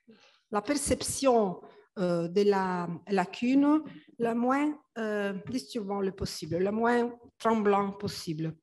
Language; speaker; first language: French; non-native, fluent; Italian